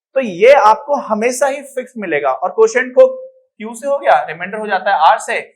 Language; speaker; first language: Hindi; native; Hindi